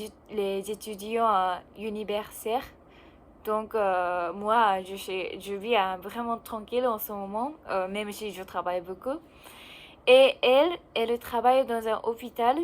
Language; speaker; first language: French; non-native, learner; Japanese